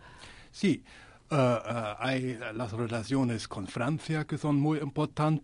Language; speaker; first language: Spanish; non-native, learner; German